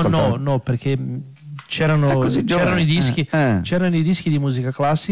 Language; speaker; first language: Italian; non-native, fluent; Portuguese